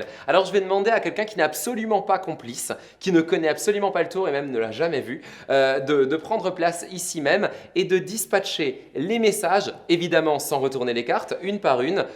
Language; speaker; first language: French; native; French